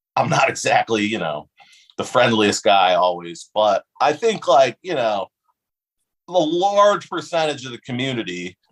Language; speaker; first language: English; native; English